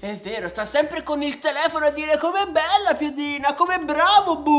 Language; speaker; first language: Italian; native; Italian